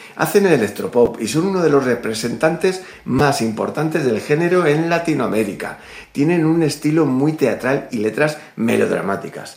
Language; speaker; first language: Spanish; native; Spanish